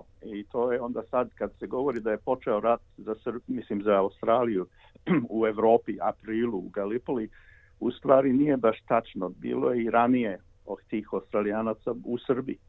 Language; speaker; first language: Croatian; early bilingual, heritage; Croatian